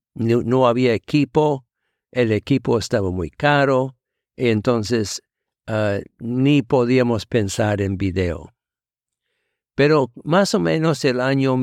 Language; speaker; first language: Spanish; non-native, fluent; English